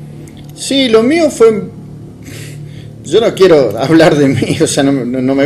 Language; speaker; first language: Spanish; native; Spanish